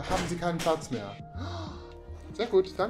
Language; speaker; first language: German; non-native, learner; English